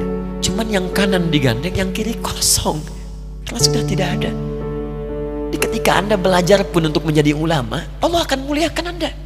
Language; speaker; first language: Indonesian; native; Indonesian